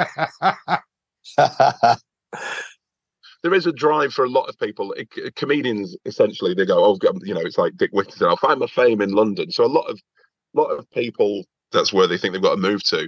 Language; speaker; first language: English; native; English